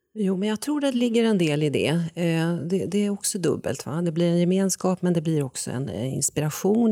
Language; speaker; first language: Swedish; native; Swedish